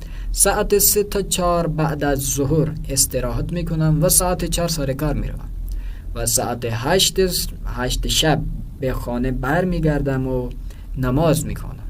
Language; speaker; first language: Persian; non-native, fluent; Urdu